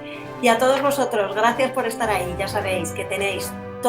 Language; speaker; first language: Spanish; native; Spanish